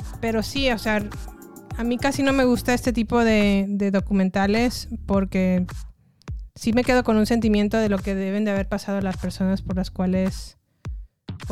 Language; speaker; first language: Spanish; native; Spanish